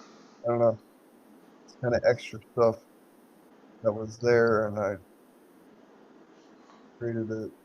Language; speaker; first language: English; native; English